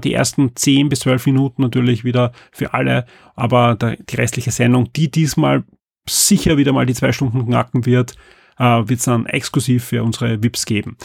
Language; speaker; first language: German; native; German